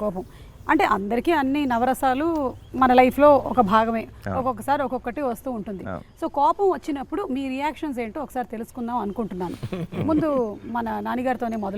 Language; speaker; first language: Telugu; native; Telugu